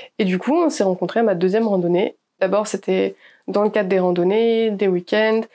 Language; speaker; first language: French; native; French